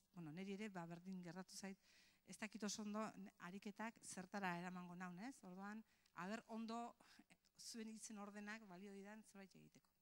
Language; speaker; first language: Basque; native; Basque